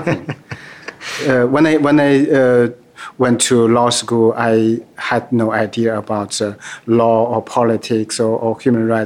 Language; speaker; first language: English; non-native, fluent; Chinese